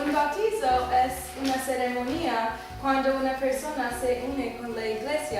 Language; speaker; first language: Spanish; non-native, learner; English